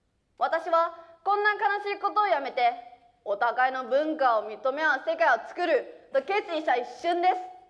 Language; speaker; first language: Japanese; early bilingual, other home language; Chinese